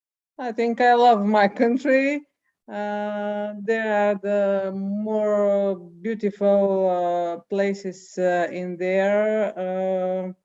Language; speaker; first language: English; non-native, learner; Bulgarian